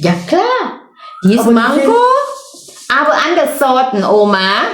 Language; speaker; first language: German; non-native, learner; Thai